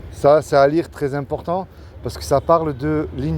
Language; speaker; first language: French; native; French